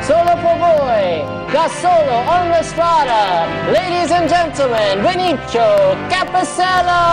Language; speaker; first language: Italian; non-native, learner; English